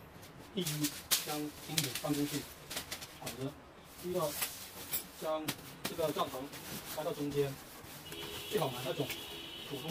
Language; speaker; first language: Chinese; non-native, local second language; Cantonese